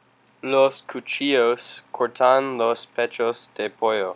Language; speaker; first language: Spanish; non-native, learner; English